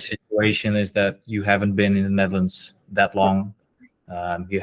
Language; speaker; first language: English; non-native, fluent; Dutch